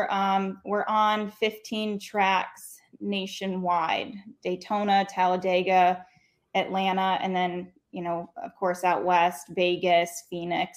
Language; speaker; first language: English; native; English